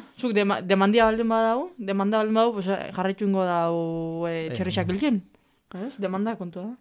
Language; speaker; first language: Basque; native; Basque